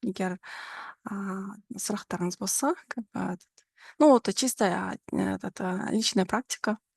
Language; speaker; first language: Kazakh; non-native, local second language; Russian